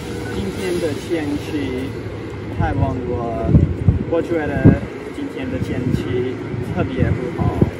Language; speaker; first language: Chinese; non-native, learner; English